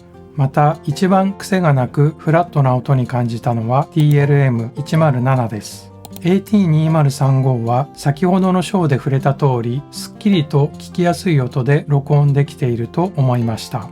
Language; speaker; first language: Japanese; native; Japanese